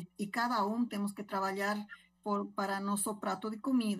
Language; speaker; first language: Portuguese; non-native, local second language; Spanish